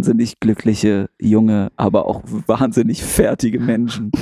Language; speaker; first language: German; native; German